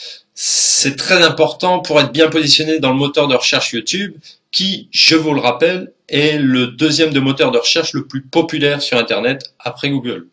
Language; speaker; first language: French; native; French